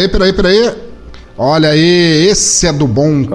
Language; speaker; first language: Portuguese; native; Portuguese